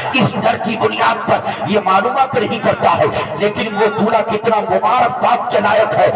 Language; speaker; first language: Urdu; native; Urdu